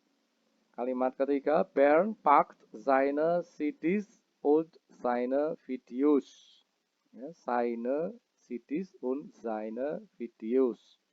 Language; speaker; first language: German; non-native, fluent; Indonesian